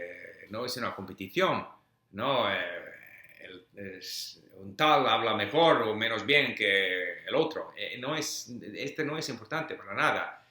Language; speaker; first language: Spanish; non-native, fluent; English